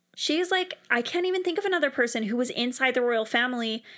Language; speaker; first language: English; native; English